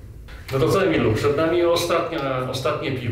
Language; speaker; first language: Polish; native; Polish